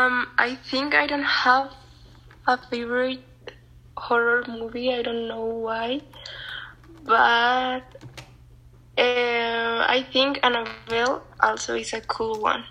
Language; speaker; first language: English; non-native, learner; Spanish